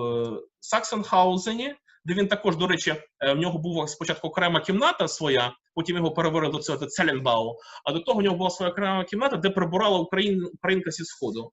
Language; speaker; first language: Ukrainian; native; Ukrainian